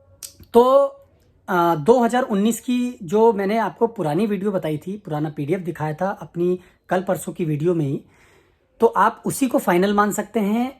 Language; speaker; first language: Hindi; native; Hindi